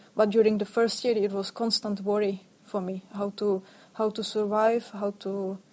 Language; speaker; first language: English; non-native, fluent; Czech